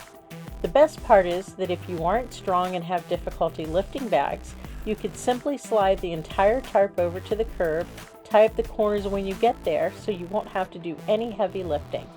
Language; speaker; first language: English; native; English